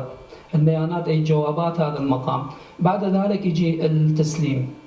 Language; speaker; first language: Arabic; native; Arabic